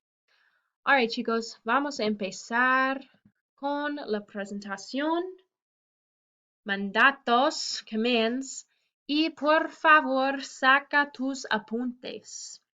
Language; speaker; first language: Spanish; non-native, fluent; English